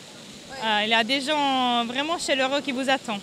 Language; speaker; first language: French; non-native, fluent; Italian